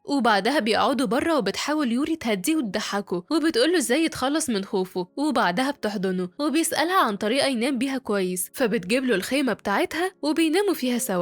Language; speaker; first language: Arabic; native; Arabic